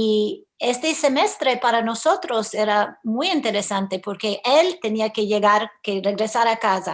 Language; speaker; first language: Spanish; early bilingual, heritage; English